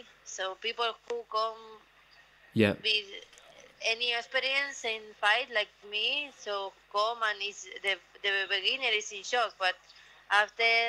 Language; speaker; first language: English; non-native, learner; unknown